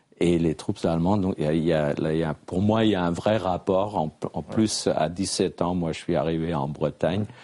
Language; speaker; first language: French; non-native, fluent; German